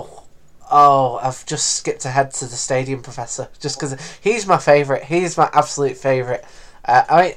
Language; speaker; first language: English; native; English